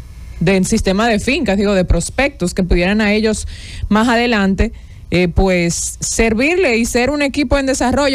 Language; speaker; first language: Spanish; native; Spanish